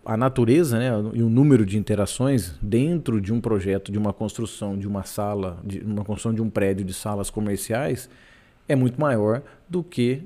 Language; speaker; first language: Portuguese; native; Portuguese